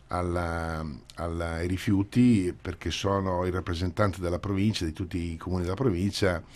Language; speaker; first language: Italian; native; Italian